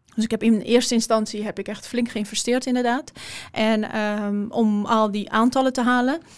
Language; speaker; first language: Dutch; early bilingual, other home language; Persian